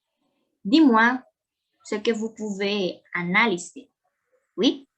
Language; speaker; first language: French; non-native, fluent; Spanish